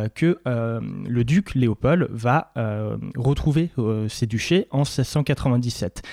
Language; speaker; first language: French; native; French